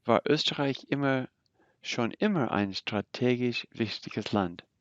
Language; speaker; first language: German; non-native, fluent; English